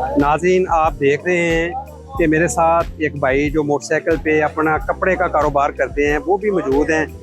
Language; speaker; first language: Urdu; non-native, local second language; Punjabi